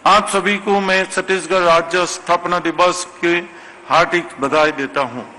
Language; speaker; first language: Hindi; non-native, local second language; Assamese